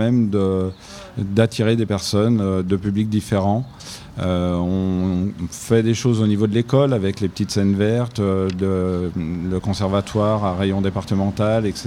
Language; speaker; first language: French; native; French